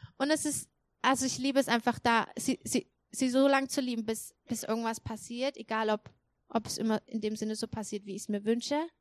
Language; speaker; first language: German; native; German